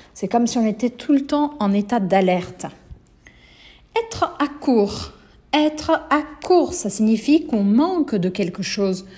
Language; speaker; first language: French; non-native, fluent; Portuguese